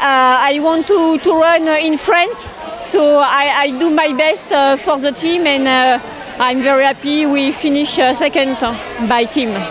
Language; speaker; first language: English; non-native, learner; French